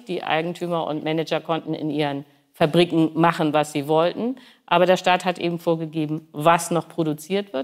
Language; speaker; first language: German; native; German